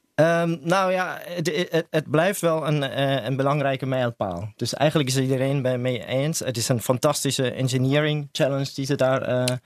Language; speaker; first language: Dutch; non-native, fluent; Swiss German